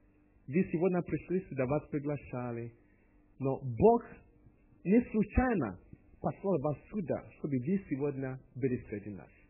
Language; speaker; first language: Russian; non-native, learner; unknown